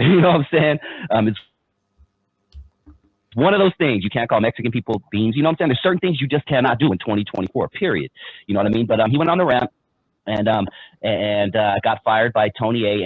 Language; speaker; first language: English; native; English